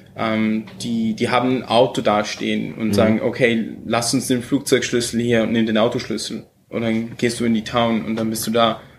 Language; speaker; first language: German; early bilingual, heritage; German